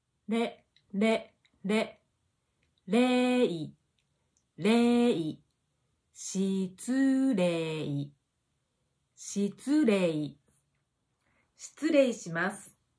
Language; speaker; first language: Japanese; native; Japanese